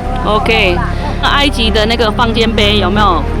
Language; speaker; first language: Chinese; native; Chinese